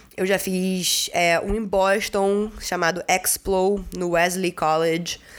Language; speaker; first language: Portuguese; native; Portuguese